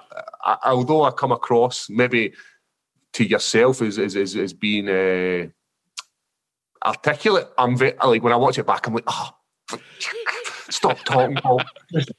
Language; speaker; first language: English; native; English